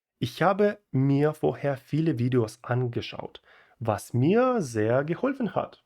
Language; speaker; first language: German; non-native, fluent; Ukrainian